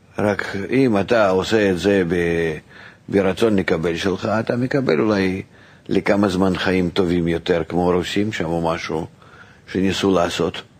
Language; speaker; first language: Hebrew; non-native, fluent; Russian